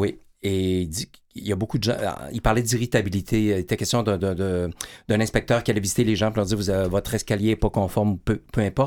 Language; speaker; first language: French; native; French